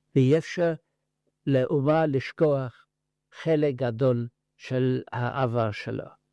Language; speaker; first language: Hebrew; non-native, learner; Yiddish